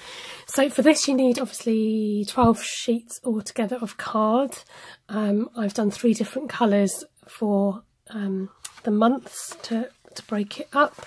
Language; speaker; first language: English; native; English